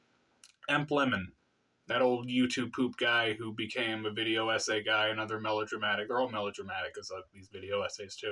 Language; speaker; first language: English; native; English